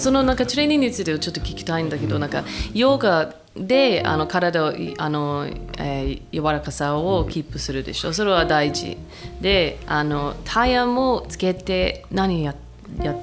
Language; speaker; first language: Japanese; non-native, fluent; English